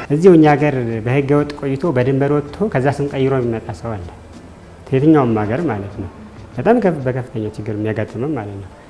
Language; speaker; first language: Amharic; native; Amharic